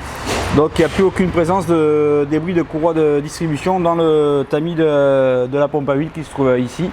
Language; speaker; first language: French; native; French